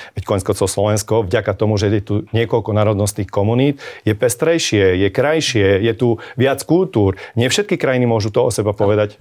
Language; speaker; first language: Slovak; non-native, local second language; Hungarian